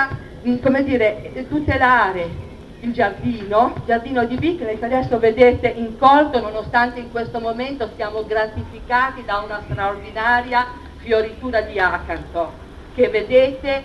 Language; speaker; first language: Italian; native; Italian